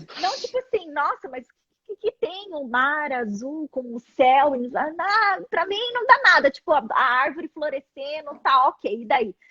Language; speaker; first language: Portuguese; native; Portuguese